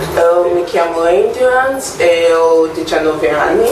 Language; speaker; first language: Italian; non-native, learner; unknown